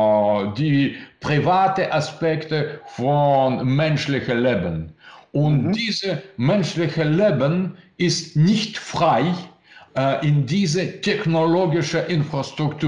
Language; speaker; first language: German; non-native, learner; Russian